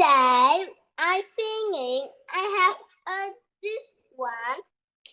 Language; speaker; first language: English; non-native, learner; Vietnamese